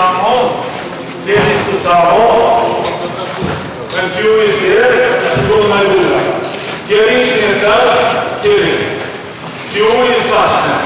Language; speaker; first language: Polish; non-native, learner; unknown